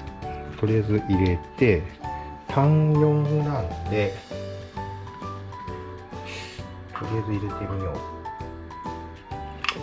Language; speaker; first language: Japanese; native; Japanese